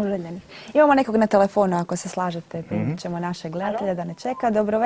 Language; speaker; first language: Croatian; native; Croatian